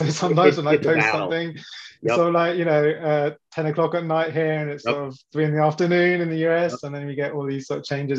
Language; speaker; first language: English; native; English